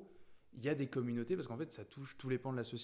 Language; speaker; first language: French; native; French